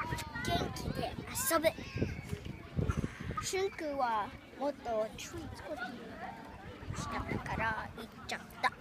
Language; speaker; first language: Japanese; early bilingual, heritage; Japanese